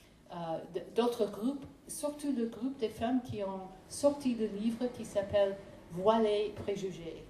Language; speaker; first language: French; non-native, fluent; English